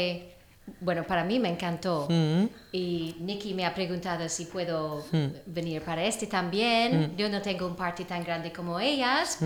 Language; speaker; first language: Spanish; non-native, learner; English